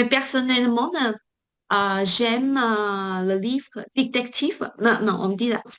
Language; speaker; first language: French; non-native, learner; Chinese